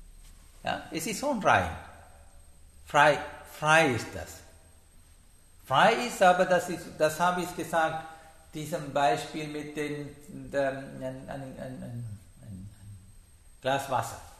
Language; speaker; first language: German; non-native, learner; Sinhala